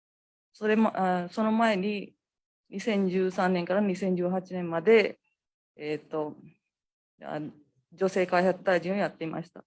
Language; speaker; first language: Japanese; non-native, fluent; Urdu